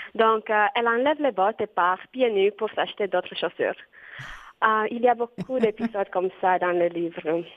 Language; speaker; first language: French; non-native, fluent; Romanian